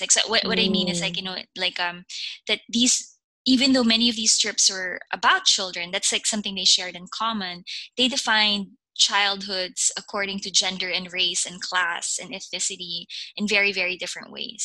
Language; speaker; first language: English; non-native, local second language; Filipino